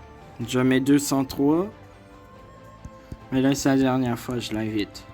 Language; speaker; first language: French; native; French